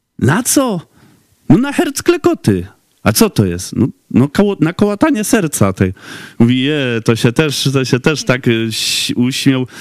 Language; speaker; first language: Polish; native; Polish